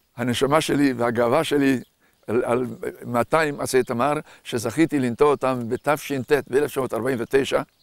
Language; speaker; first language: Hebrew; non-native, fluent; Hungarian